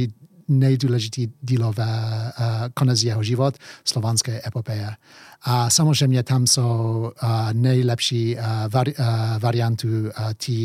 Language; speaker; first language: Czech; early bilingual, heritage; English